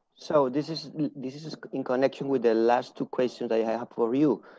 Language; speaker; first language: English; non-native, fluent; Spanish